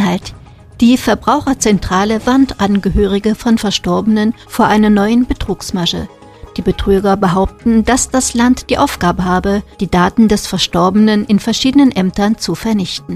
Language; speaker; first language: German; native; German